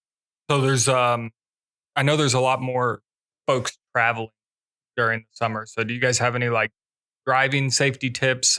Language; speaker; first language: English; native; English